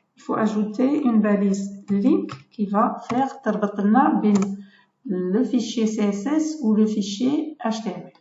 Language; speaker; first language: French; non-native, local second language; Arabic